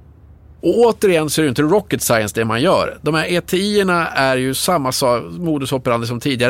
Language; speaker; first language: Swedish; native; Swedish